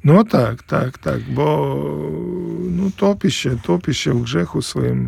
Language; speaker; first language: Polish; non-native, fluent; Ukrainian